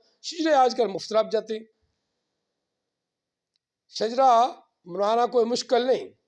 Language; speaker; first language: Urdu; non-native, local second language; Punjabi